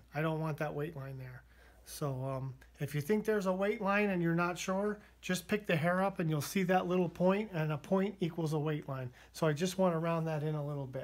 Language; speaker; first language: English; native; English